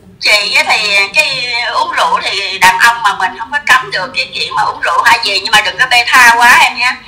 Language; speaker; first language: Vietnamese; native; Vietnamese